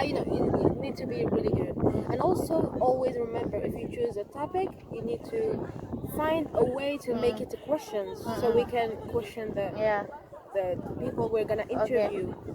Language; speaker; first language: English; non-native, learner; Indonesian